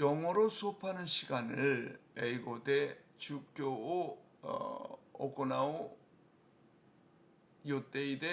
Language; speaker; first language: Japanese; non-native, fluent; Korean